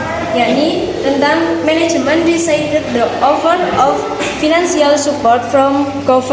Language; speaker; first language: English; non-native, learner; Indonesian